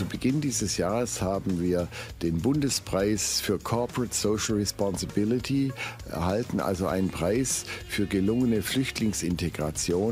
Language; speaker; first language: German; native; German